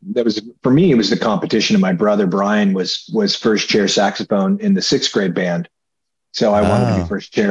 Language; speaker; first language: English; native; English